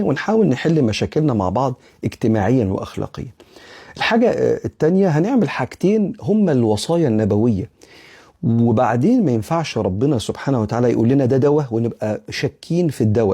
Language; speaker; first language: Arabic; native; Arabic